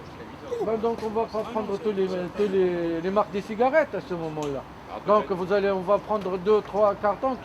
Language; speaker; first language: French; native; French